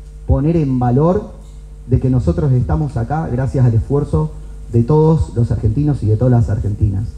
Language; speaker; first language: Spanish; native; Spanish